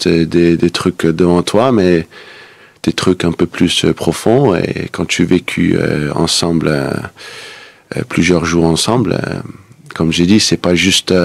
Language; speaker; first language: French; non-native, fluent; Danish